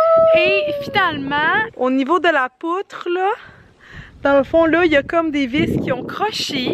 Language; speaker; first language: French; native; French